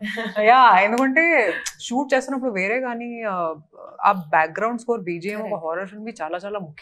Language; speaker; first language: Telugu; non-native, fluent; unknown